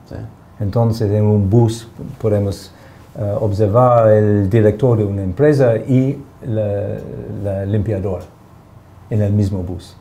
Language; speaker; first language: Spanish; non-native, fluent; English